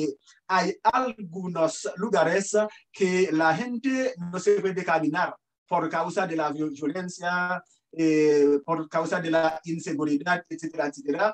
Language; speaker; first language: Spanish; non-native, fluent; Haitian Creole